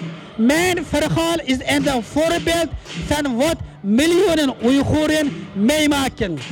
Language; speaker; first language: Dutch; non-native, learner; Uyghur